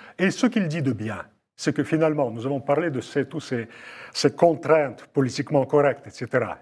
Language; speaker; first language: French; non-native, fluent; Russian